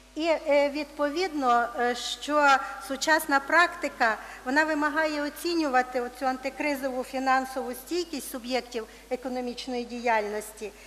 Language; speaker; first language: Ukrainian; native; Ukrainian